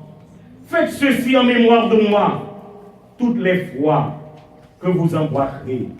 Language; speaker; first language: French; non-native, local second language; Haitian Creole